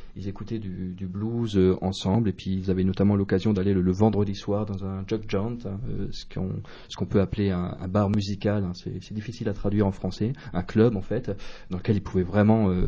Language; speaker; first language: French; native; French